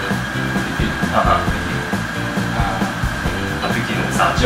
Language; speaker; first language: Chinese; native; Chinese